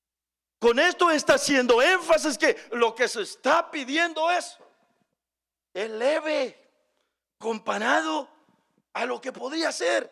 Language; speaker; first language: Spanish; native; Spanish